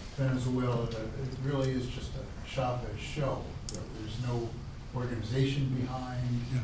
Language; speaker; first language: English; native; English